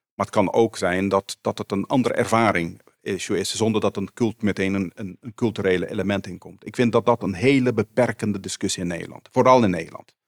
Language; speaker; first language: Dutch; non-native, local second language; Papiamento